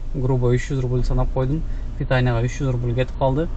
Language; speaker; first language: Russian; non-native, local second language; Kyrgyz